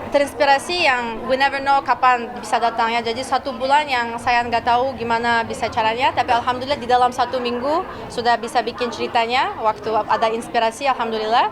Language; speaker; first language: Indonesian; non-native, learner; Uyghur